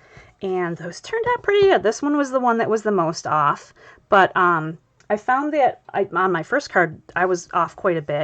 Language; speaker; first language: English; native; English